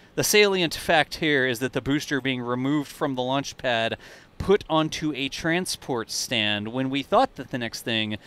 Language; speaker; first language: English; native; English